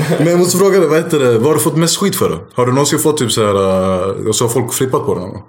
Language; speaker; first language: Swedish; early bilingual, other home language; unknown